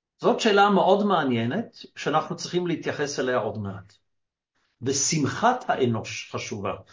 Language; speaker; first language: Hebrew; native; Hebrew